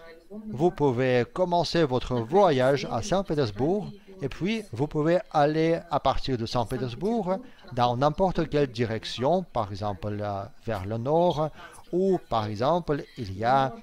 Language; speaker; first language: French; non-native, fluent; Russian